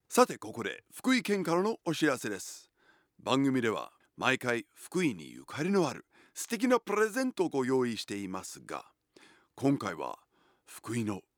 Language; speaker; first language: Japanese; non-native, fluent; English